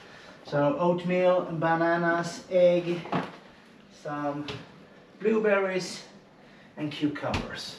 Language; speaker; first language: English; non-native, fluent; Swedish